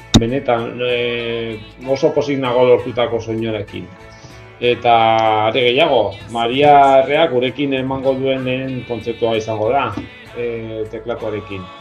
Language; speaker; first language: Basque; non-native, local second language; Spanish